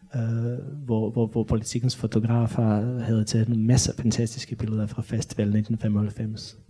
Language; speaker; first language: Danish; non-native, fluent; Bosnian